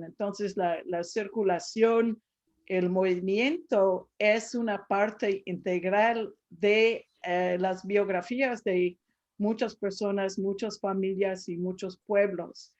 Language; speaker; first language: Spanish; non-native, fluent; English